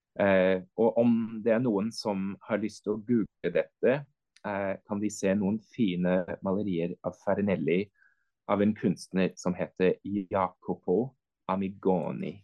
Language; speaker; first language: Norwegian; non-native, fluent; English